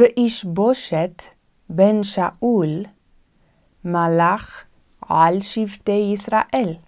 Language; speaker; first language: Hebrew; non-native, fluent; English